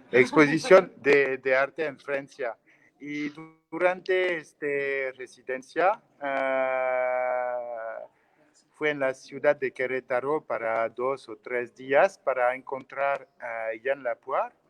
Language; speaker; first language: Spanish; non-native, learner; French